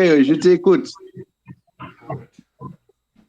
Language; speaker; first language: French; non-native, fluent; Dutch